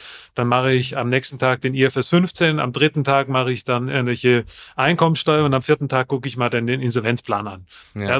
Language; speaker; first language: German; native; German